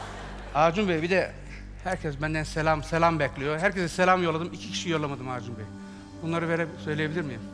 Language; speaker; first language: Turkish; native; Turkish